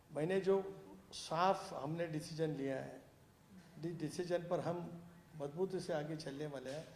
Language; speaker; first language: Hindi; non-native, local second language; Marathi